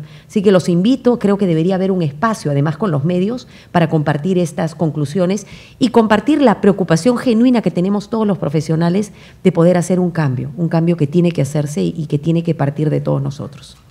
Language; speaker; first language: Spanish; native; Spanish